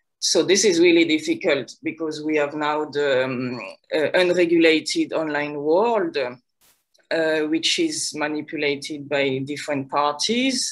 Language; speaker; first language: English; non-native, fluent; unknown